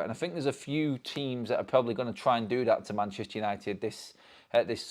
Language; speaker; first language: English; native; English